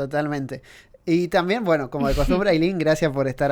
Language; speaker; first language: Spanish; native; Spanish